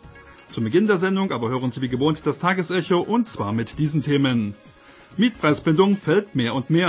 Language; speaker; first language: German; native; German